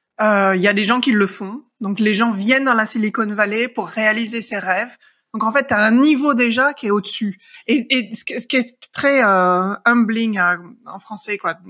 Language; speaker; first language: French; native; French